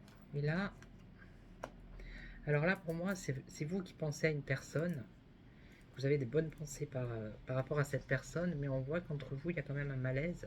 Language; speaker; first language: French; native; French